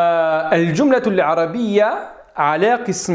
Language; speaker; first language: Arabic; non-native, fluent; French